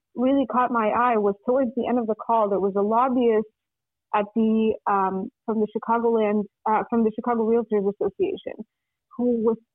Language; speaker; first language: English; non-native, fluent; Russian